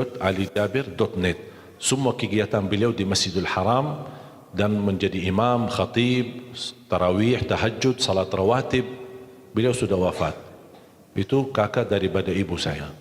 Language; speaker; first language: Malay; non-native, fluent; Arabic